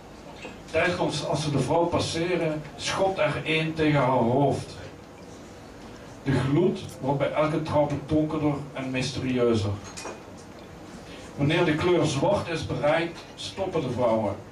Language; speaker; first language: Dutch; native; Dutch